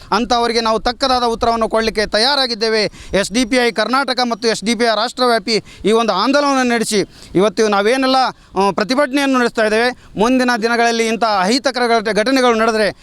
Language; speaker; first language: Kannada; non-native, local second language; Urdu